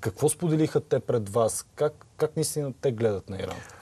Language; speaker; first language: Bulgarian; native; Bulgarian